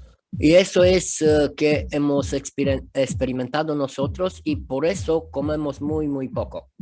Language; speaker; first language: Spanish; non-native, fluent; Romanian